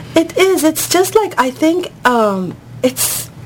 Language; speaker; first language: English; non-native, fluent; Arabic